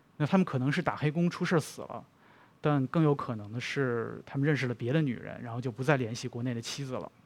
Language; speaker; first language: Chinese; native; Chinese